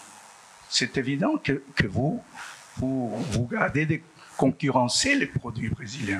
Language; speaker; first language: French; non-native, fluent; Portuguese